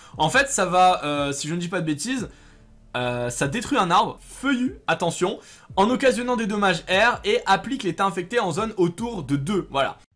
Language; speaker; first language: French; native; French